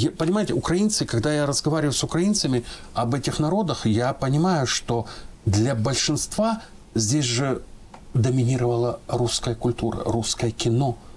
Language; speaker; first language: Russian; non-native, local second language; Ingush